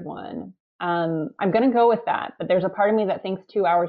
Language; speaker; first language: English; native; English